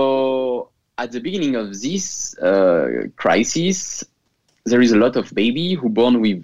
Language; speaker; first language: English; non-native, fluent; French